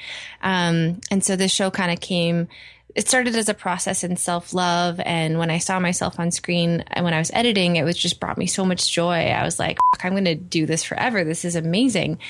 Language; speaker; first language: English; native; English